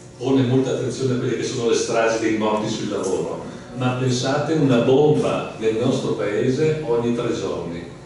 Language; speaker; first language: Italian; native; Italian